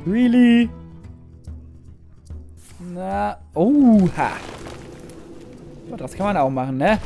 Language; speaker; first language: German; native; German